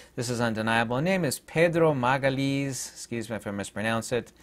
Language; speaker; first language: English; native; English